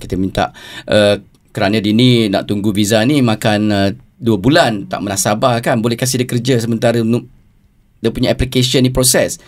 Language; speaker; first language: Malay; native; Malay